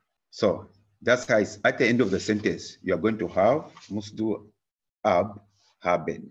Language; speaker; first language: English; non-native, local second language; Bemba